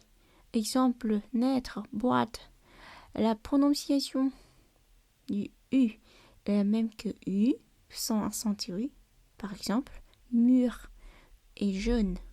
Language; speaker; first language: French; non-native, learner; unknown